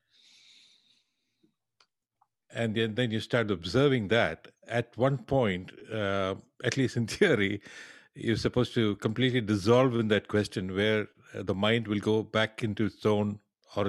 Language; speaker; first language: English; non-native, local second language; Tamil